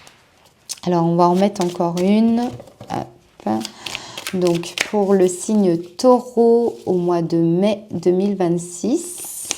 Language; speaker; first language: French; native; French